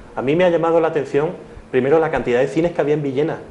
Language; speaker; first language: Spanish; native; Spanish